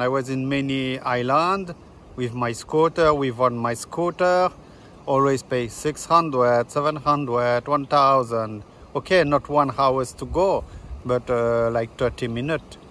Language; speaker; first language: English; non-native, learner; French